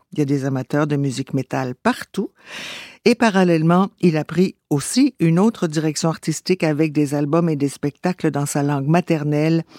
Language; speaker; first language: French; native; French